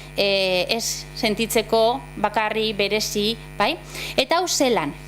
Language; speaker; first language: Basque; native; Basque